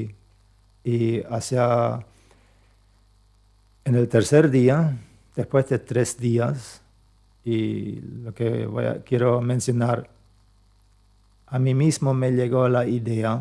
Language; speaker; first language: Spanish; non-native, local second language; Plautdietsch